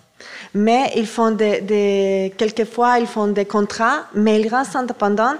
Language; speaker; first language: French; non-native, fluent; Spanish